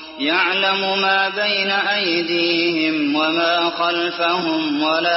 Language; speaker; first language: Arabic; native; Arabic